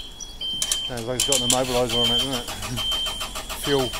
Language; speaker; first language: English; native; English